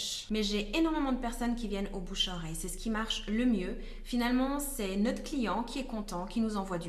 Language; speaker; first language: French; native; French